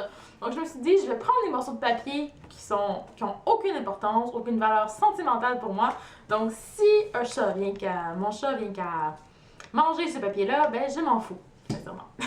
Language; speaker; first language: French; native; French